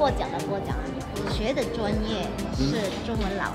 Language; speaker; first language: Chinese; early bilingual, heritage; Cantonese